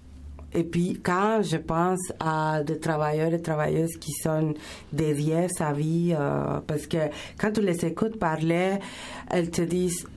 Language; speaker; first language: French; non-native, fluent; Spanish